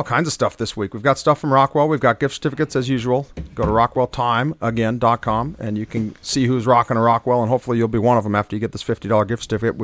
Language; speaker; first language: English; native; English